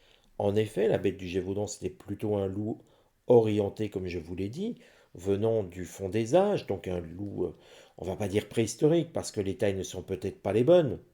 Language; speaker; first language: French; native; French